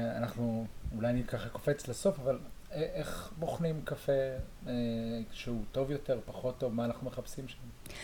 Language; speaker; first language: Hebrew; native; Hebrew